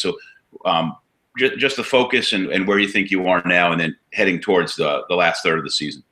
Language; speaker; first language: English; native; English